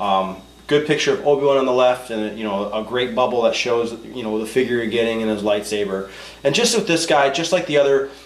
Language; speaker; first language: English; native; English